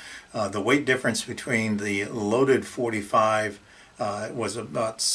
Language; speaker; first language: English; native; English